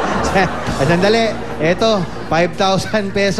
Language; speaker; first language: Filipino; native; Filipino